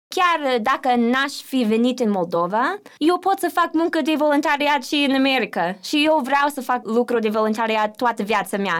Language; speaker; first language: Romanian; non-native, learner; English